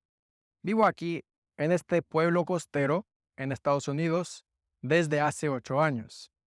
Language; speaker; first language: Spanish; non-native, fluent; English